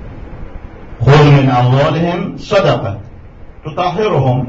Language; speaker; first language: Arabic; non-native, fluent; Persian